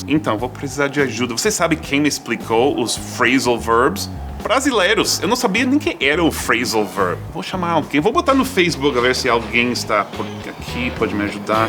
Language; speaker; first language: Portuguese; non-native, fluent; English